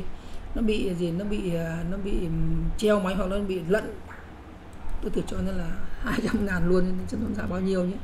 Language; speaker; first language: Vietnamese; native; Vietnamese